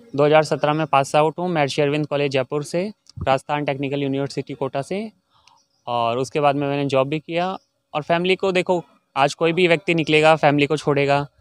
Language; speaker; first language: Hindi; native; Hindi